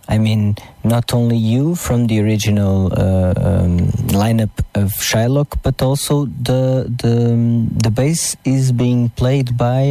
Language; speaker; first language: English; non-native, fluent; Portuguese